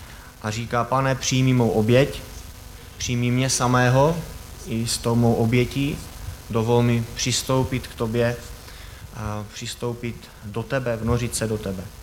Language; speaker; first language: Czech; native; Czech